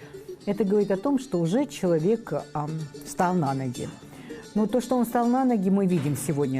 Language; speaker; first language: Russian; native; Russian